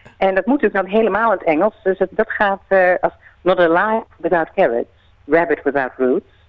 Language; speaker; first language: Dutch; native; Dutch